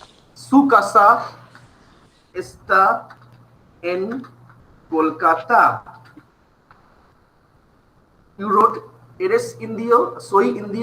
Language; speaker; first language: Spanish; non-native, fluent; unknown